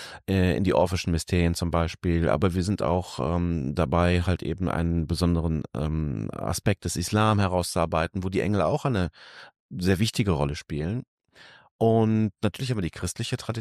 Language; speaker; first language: German; native; German